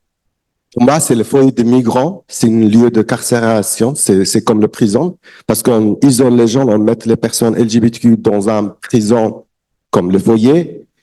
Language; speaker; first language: French; non-native, learner; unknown